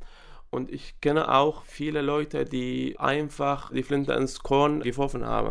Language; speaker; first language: German; non-native, fluent; Arabic